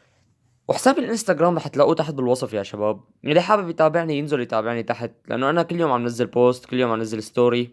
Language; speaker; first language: Arabic; native; Arabic